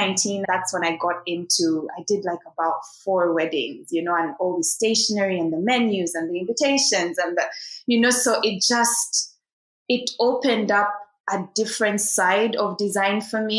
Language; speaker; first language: English; non-native, local second language; Ganda